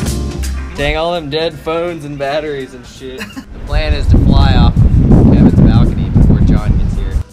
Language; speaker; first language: English; native; English